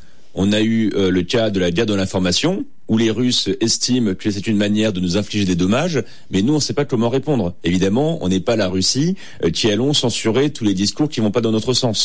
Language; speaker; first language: French; native; French